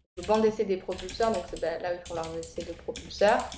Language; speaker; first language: French; native; French